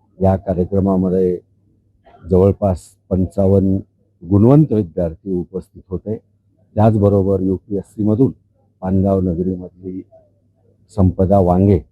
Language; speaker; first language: Marathi; native; Marathi